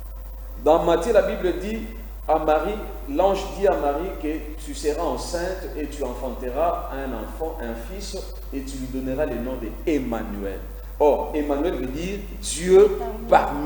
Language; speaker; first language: French; non-native, local second language; Lingala